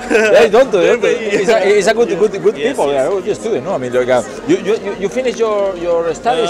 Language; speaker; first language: English; non-native, learner; Spanish